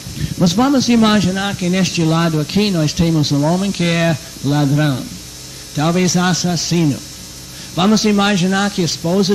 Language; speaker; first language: Portuguese; non-native, fluent; English